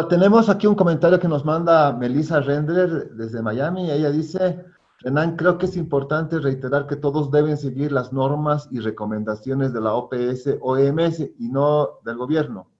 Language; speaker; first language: Spanish; native; Spanish